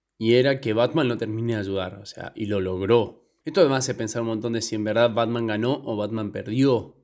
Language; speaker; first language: Spanish; native; Spanish